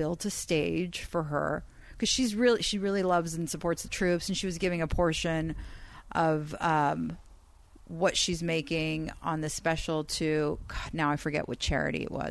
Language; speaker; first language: English; non-native, fluent; Persian